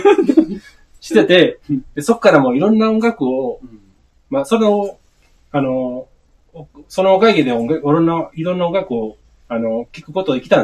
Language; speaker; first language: Japanese; non-native, fluent; Spanish